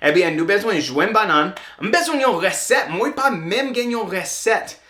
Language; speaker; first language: Haitian Creole; non-native, learner; English